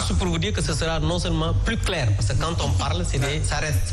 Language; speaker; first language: French; non-native, local second language; Wolof